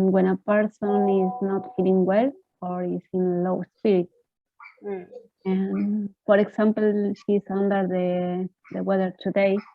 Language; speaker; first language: English; non-native, learner; Spanish